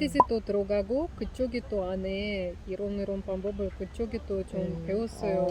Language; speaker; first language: Korean; non-native, learner; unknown